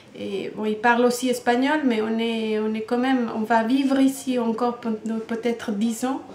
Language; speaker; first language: French; non-native, fluent; Spanish